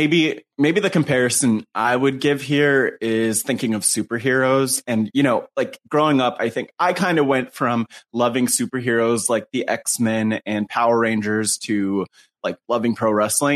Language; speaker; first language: English; native; English